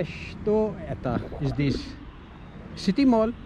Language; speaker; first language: Russian; non-native, learner; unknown